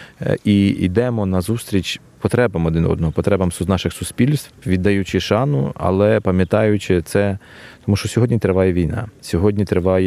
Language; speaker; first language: Ukrainian; native; Ukrainian